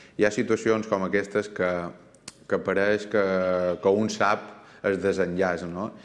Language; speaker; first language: Catalan; native; Catalan